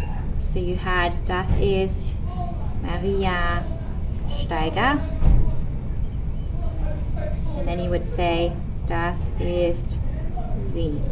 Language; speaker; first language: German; non-native, fluent; English